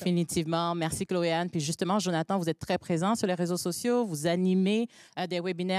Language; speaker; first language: French; native; French